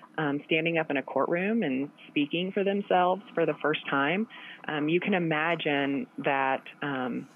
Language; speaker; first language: English; native; English